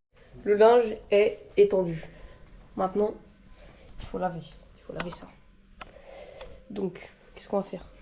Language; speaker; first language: French; native; French